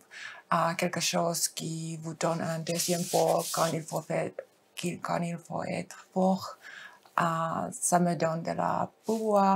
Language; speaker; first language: French; non-native, fluent; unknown